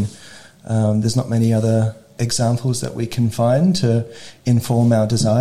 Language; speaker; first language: English; native; English